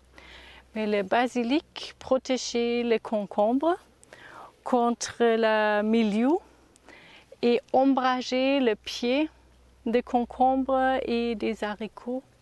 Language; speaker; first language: French; non-native, learner; German